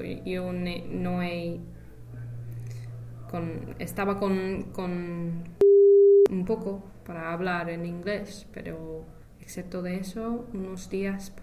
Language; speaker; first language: Spanish; non-native, fluent; English